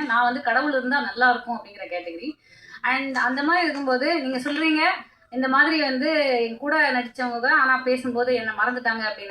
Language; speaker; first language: Tamil; native; Tamil